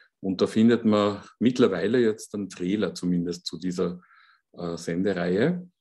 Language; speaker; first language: German; native; German